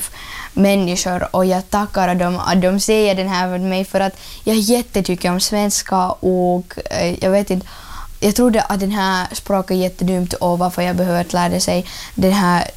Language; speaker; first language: Swedish; non-native, learner; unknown